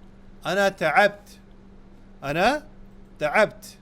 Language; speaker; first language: Arabic; non-native, fluent; Urdu